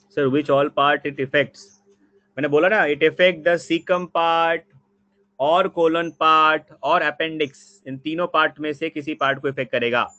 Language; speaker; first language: Hindi; non-native, local second language; Bangla